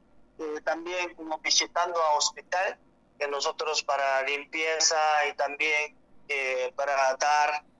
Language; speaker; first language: Spanish; non-native, learner; Korean